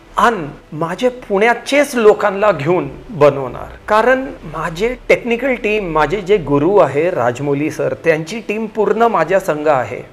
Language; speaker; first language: Marathi; non-native, local second language; Punjabi